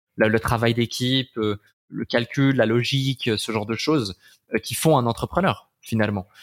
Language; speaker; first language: French; native; French